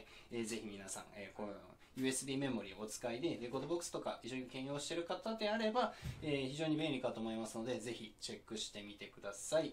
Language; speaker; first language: Japanese; native; Japanese